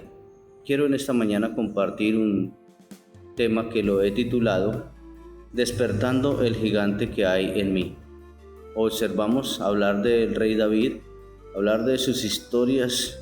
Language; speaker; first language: Spanish; native; Spanish